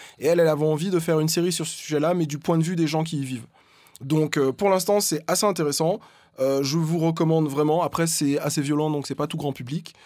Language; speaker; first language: French; native; French